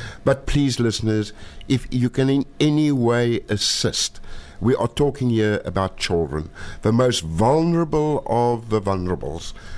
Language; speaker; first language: English; non-native, local second language; Afrikaans